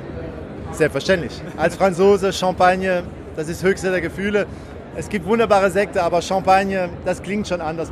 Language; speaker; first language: German; native; German